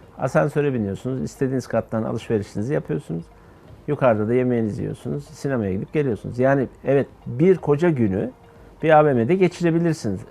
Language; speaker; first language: Turkish; native; Turkish